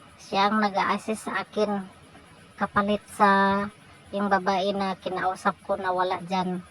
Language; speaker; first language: Filipino; non-native, local second language; Cebuano